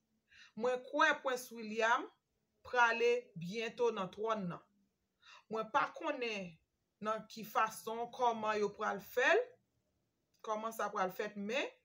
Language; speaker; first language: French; non-native, learner; Haitian Creole